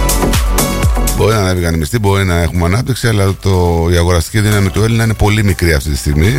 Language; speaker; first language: Greek; native; Greek